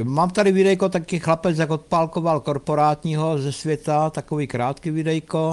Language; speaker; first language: Czech; native; Czech